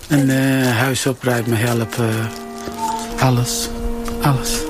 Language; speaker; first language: Dutch; non-native, learner; Turkish